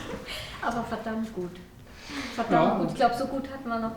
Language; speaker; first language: German; non-native, fluent; Vietnamese